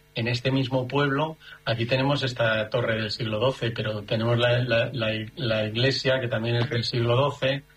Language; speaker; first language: Spanish; native; Spanish